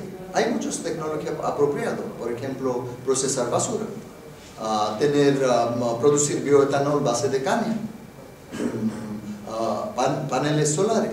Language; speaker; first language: Spanish; non-native, fluent; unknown